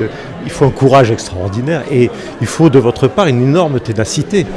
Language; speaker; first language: French; native; French